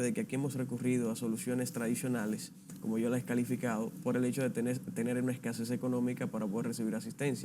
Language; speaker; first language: Spanish; native; Spanish